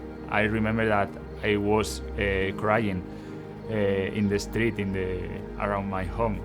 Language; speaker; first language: English; non-native, fluent; Spanish